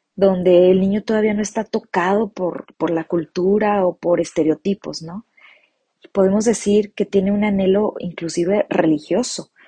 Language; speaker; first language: Spanish; native; Spanish